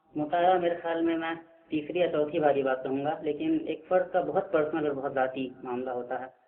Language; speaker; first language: Urdu; native; Urdu